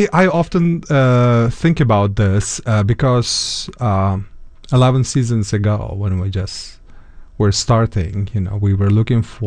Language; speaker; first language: English; non-native, fluent; Uzbek